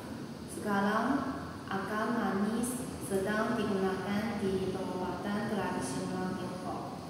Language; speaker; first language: Indonesian; non-native, learner; Chinese